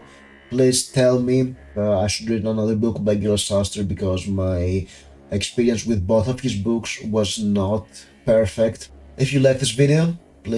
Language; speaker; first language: English; non-native, fluent; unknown